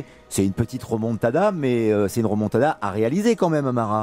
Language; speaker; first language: French; native; French